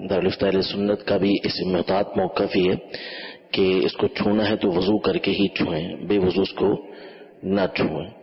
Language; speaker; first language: Urdu; native; Urdu